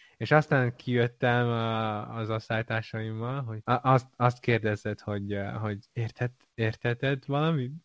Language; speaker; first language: Hungarian; non-native, learner; Chinese